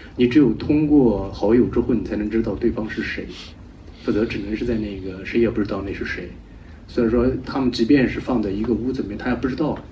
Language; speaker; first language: Chinese; native; Chinese